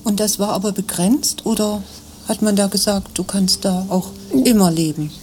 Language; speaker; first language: German; native; German